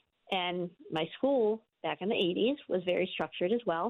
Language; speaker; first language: English; native; English